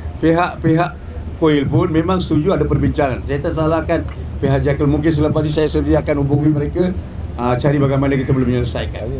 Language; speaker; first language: Malay; non-native, local second language; Tamil